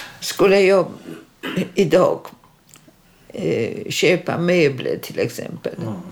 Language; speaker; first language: Swedish; non-native, fluent; Polish